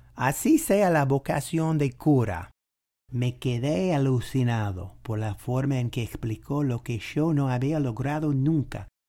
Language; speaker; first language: Spanish; non-native, fluent; English